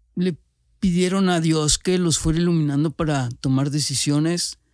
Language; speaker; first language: Spanish; native; Spanish